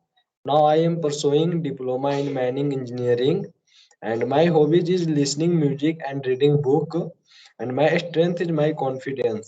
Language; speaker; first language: English; non-native, learner; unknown